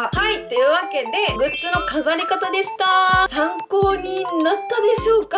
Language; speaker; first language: Japanese; native; Japanese